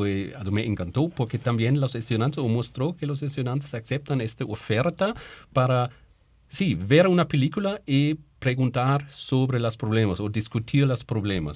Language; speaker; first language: Spanish; non-native, fluent; German